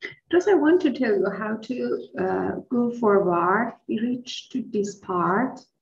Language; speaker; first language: English; non-native, fluent; Persian